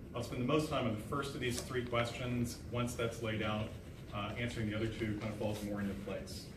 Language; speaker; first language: English; native; English